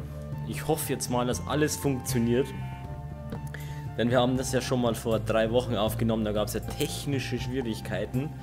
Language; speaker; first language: German; native; German